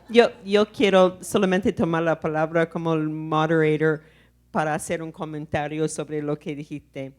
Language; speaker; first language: Spanish; non-native, fluent; English